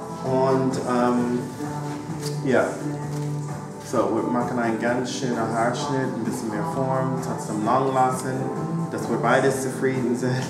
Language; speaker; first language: German; non-native, fluent; English